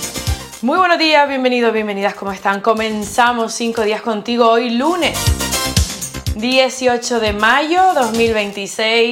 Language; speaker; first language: Spanish; native; Spanish